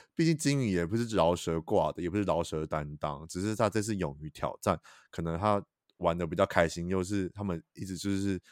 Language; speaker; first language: Chinese; native; Chinese